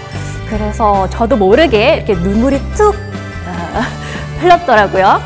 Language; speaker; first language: Korean; non-native, fluent; Indonesian